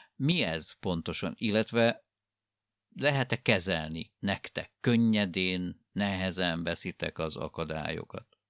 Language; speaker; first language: Hungarian; native; Hungarian